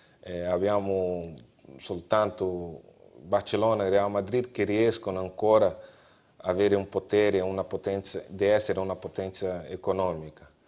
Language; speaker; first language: Italian; non-native, fluent; Portuguese